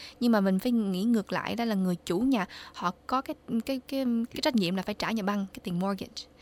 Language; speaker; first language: Vietnamese; early bilingual, heritage; Vietnamese